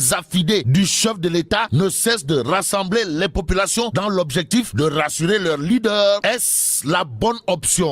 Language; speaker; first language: French; non-native, local second language; Wolof